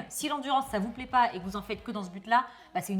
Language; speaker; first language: French; native; French